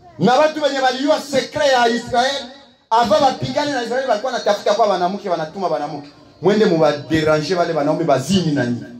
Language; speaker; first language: Swahili; native; Swahili